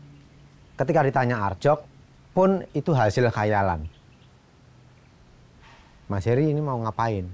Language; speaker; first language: Indonesian; native; Indonesian